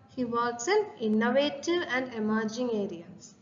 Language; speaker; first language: English; non-native, local second language; Malayalam